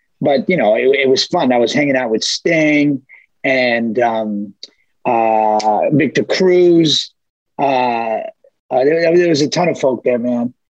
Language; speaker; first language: English; early bilingual, other home language; Spanish